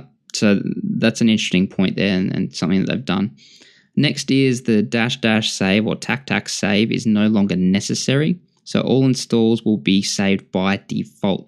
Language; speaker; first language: English; native; English